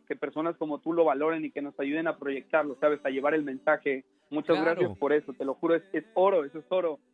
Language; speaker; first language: Spanish; native; Spanish